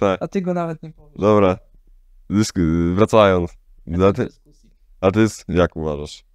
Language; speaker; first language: Polish; native; Polish